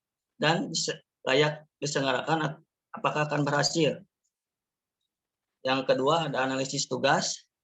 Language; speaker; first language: Indonesian; native; Indonesian